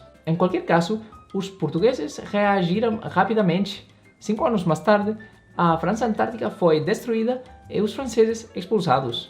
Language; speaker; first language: Portuguese; non-native, learner; Spanish